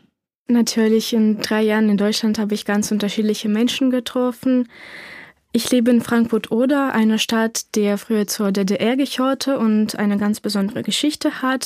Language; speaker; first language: German; non-native, fluent; Ukrainian